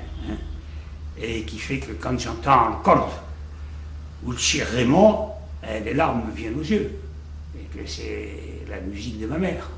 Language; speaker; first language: French; native; French